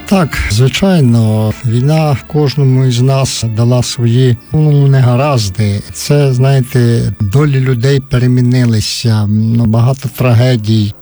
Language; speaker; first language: Ukrainian; native; Ukrainian